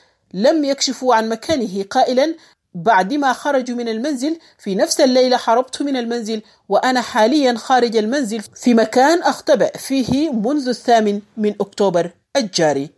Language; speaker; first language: Arabic; native; Arabic